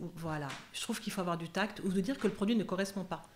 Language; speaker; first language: French; native; French